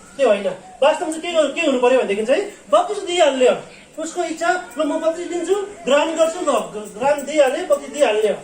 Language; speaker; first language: Nepali; non-native, local second language; Eastern Tamang